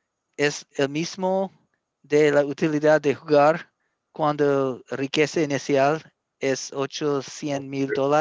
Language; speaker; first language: Spanish; non-native, learner; English